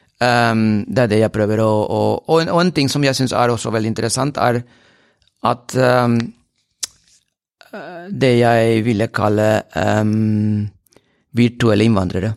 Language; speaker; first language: Swedish; non-native, fluent; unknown